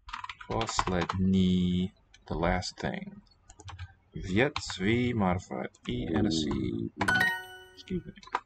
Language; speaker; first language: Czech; non-native, learner; English